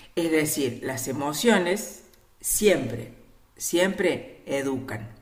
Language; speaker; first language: Spanish; native; Spanish